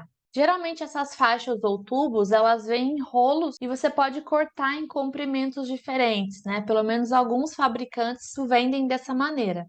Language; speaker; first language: Portuguese; native; Portuguese